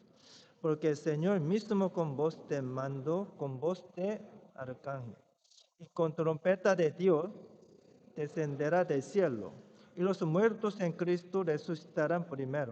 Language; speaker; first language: Spanish; non-native, fluent; Korean